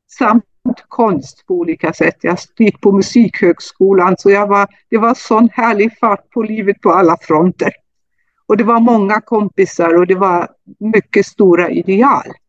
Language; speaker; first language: Swedish; non-native, fluent; German